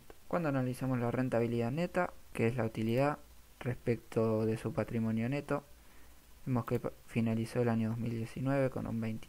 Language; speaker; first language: Spanish; native; Spanish